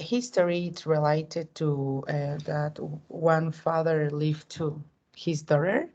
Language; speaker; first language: English; non-native, learner; Spanish